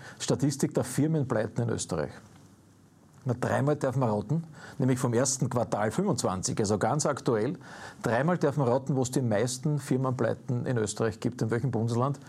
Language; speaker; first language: German; native; German